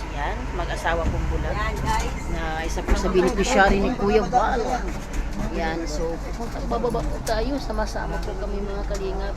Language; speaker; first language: Filipino; non-native, local second language; Cebuano